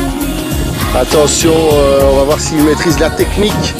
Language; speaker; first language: French; native; French